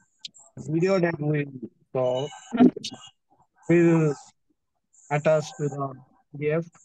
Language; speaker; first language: English; non-native, learner; Bangla